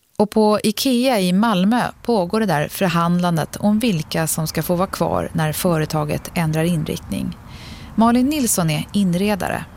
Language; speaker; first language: Swedish; native; Swedish